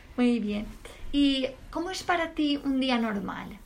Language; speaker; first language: Spanish; native; Spanish